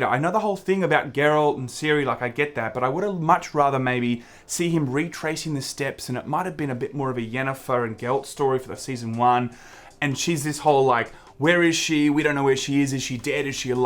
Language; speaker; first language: English; native; English